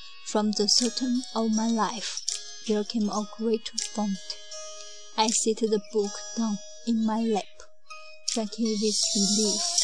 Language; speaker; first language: English; non-native, learner; Chinese